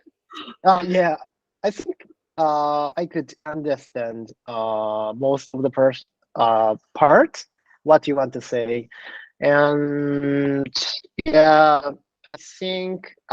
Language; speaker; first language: English; non-native, learner; Japanese